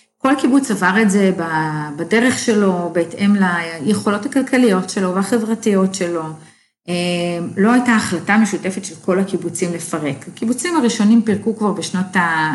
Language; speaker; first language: Hebrew; native; Hebrew